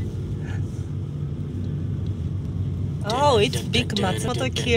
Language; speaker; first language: English; non-native, learner; Japanese